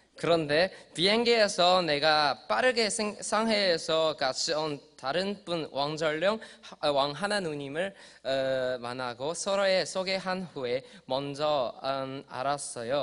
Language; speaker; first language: Korean; non-native, learner; Chinese